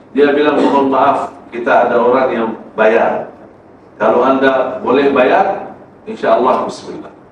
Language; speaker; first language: Malay; non-native, fluent; Arabic